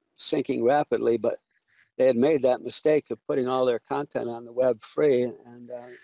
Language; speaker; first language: English; native; English